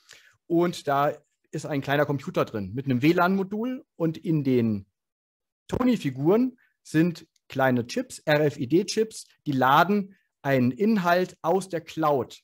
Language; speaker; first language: German; native; German